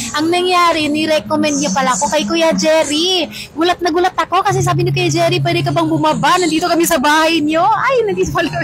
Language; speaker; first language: Filipino; non-native, local second language; Cebuano